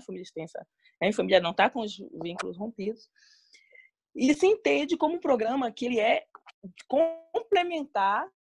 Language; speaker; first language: Portuguese; native; Portuguese